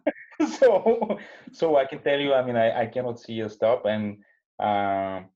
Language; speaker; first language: English; non-native, fluent; Bulgarian